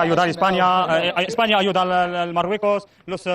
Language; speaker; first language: Spanish; non-native, learner; Arabic